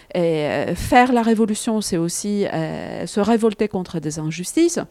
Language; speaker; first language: French; non-native, fluent; Greek